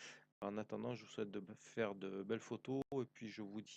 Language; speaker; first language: French; native; French